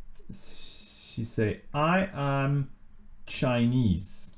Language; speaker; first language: English; non-native, fluent; French